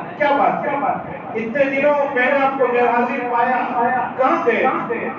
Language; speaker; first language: Urdu; native; Urdu